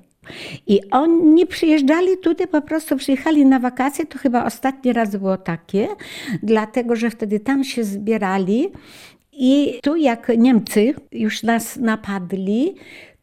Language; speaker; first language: Polish; native; Polish